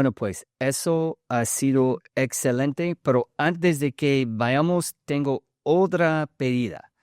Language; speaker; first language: Spanish; early bilingual, heritage; English